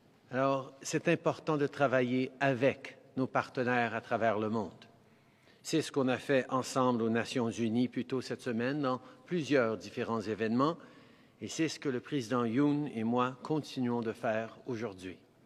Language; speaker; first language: French; early bilingual, heritage; French